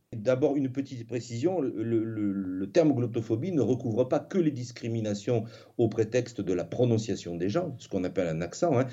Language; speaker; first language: French; native; French